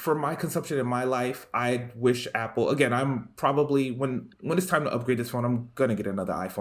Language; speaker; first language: English; native; English